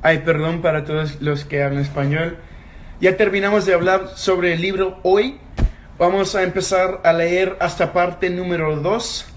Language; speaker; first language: Spanish; non-native, learner; English